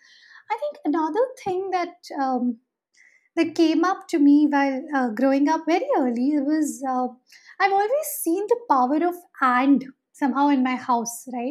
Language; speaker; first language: English; non-native, local second language; Hindi